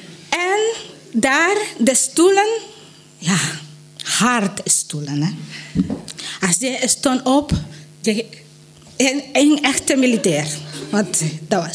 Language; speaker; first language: Dutch; non-native, learner; Spanish